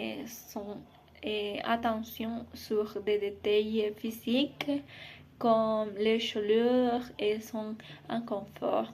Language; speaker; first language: French; non-native, learner; Spanish